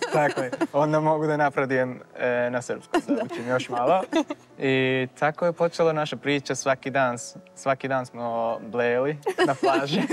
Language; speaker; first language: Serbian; non-native, fluent; Turkish